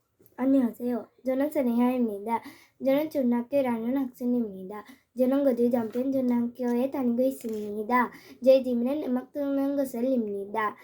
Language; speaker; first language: Korean; non-native, learner; Sinhala